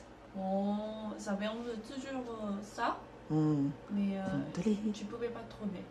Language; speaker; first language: French; non-native, learner; Korean